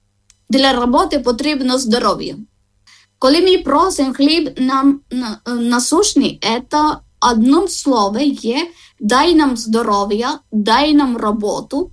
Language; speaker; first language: Ukrainian; non-native, learner; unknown